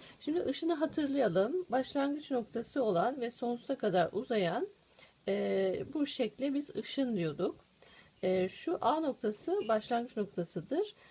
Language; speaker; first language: Turkish; native; Turkish